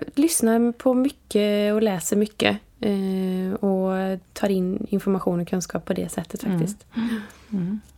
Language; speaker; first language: Swedish; native; Swedish